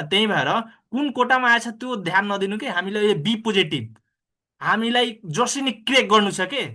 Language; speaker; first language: Nepali; non-native, local second language; Bhojpuri